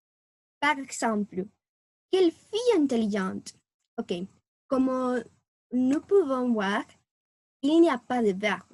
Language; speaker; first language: French; non-native, learner; Spanish